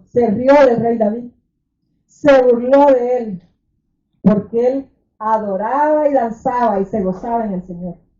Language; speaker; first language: Spanish; native; Spanish